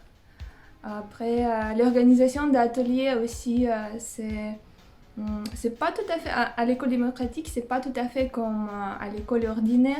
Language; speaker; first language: French; non-native, fluent; Russian